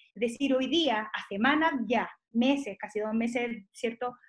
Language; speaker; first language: Spanish; native; Spanish